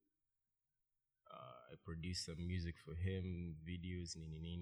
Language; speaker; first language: English; non-native, local second language; Swahili